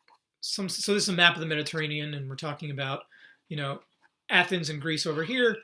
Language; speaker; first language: English; native; English